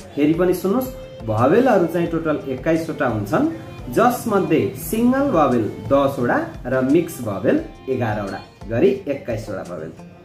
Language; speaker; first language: Nepali; native; Nepali